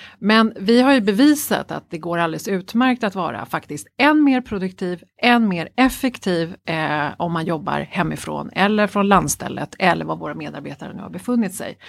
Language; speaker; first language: Swedish; native; Swedish